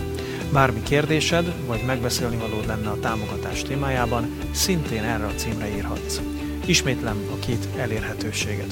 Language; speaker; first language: Hungarian; native; Hungarian